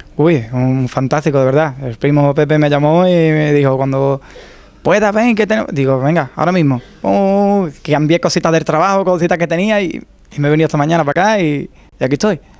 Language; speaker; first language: Spanish; native; Spanish